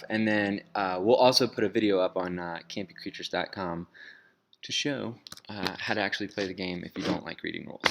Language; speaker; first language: English; native; English